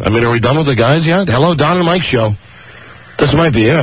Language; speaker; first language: English; native; English